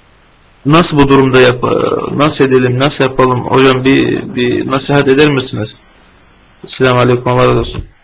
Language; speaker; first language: Turkish; non-native, fluent; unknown